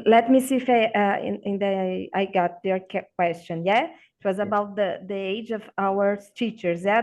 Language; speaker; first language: English; non-native, learner; Portuguese